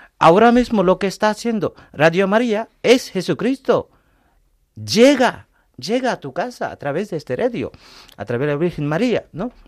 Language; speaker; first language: Spanish; non-native, fluent; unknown